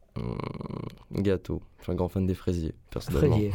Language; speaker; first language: French; native; French